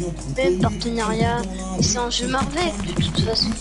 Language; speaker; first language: French; native; French